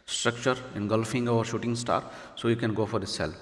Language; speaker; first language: English; non-native, local second language; Punjabi